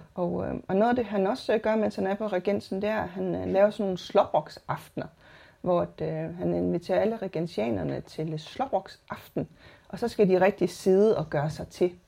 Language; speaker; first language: Danish; native; Danish